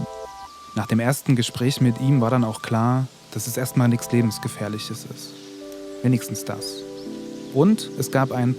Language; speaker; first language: German; native; German